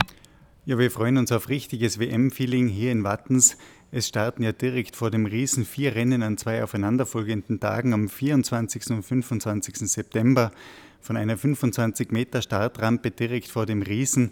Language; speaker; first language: German; native; German